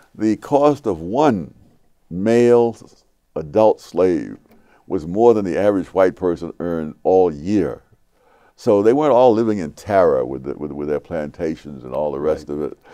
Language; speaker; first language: English; native; English